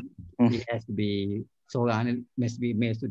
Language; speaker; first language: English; non-native, local second language; Malay